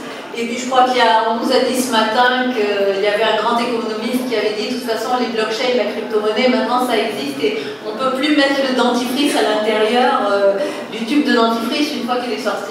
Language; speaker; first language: French; native; French